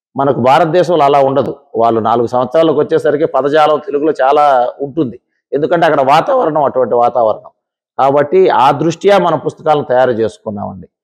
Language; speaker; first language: Telugu; native; Telugu